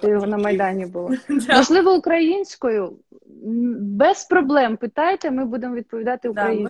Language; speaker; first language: Ukrainian; non-native, local second language; Russian